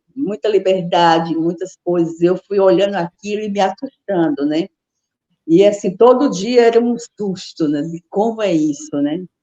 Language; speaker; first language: Portuguese; native; Portuguese